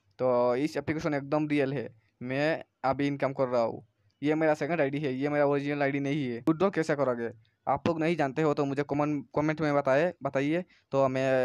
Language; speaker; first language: Hindi; non-native, local second language; Bangla